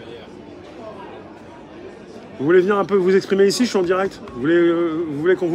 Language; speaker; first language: French; native; French